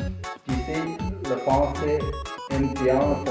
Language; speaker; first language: French; non-native, learner; Chinese